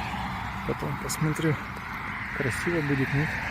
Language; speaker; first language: Russian; native; Russian